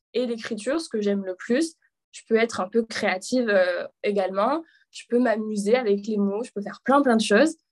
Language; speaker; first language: French; native; French